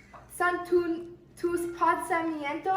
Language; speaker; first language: Spanish; non-native, learner; English